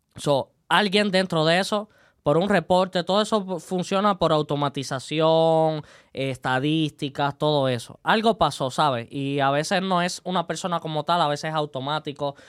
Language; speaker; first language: Spanish; native; Spanish